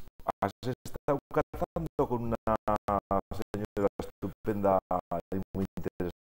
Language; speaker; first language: Spanish; native; Spanish